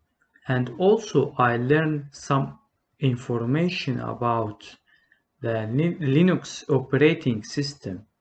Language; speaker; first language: English; non-native, learner; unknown